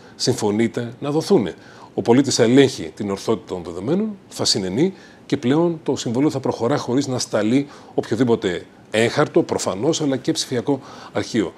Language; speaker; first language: Greek; native; Greek